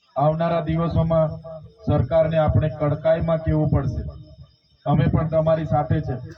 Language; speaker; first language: Gujarati; non-native, local second language; Vasavi